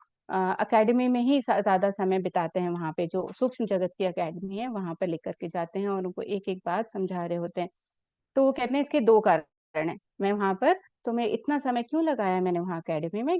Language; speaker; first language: Hindi; native; Hindi